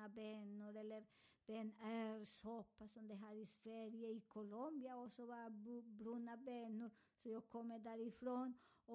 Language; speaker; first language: Swedish; non-native, fluent; Spanish